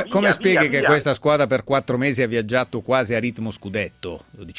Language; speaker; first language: Italian; native; Italian